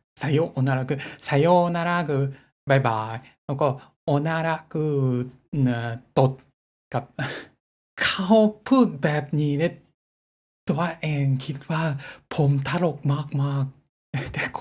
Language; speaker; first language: Thai; non-native, learner; Japanese